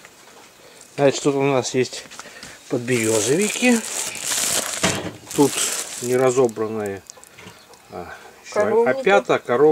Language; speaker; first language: Russian; native; Russian